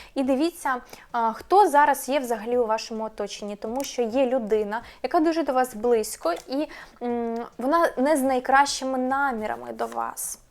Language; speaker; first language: Ukrainian; non-native, local second language; Russian